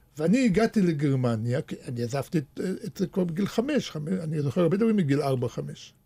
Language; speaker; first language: Hebrew; early bilingual, other home language; Russian